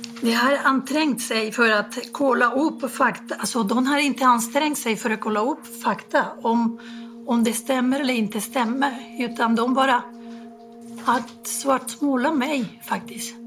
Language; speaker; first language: Swedish; non-native, fluent; Spanish